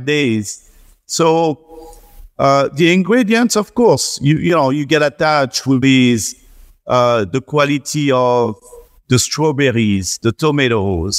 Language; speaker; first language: English; non-native, fluent; French